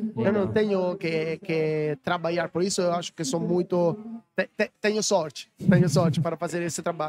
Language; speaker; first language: Portuguese; non-native, learner; Italian